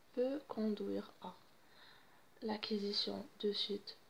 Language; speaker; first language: French; non-native, local second language; Arabic